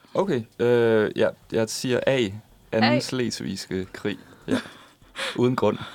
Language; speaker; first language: Danish; native; Danish